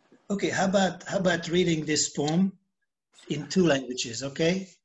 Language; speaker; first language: English; non-native, fluent; Hungarian